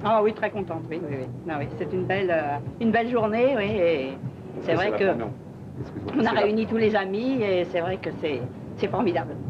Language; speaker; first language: French; native; French